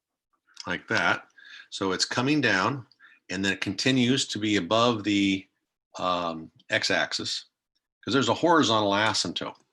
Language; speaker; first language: English; native; English